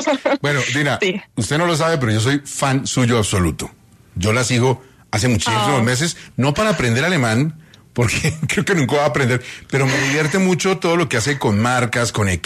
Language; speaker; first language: Spanish; native; Spanish